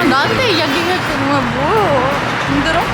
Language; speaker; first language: Korean; non-native, learner; Ukrainian